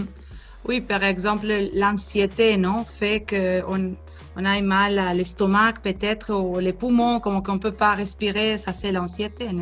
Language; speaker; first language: French; non-native, fluent; Spanish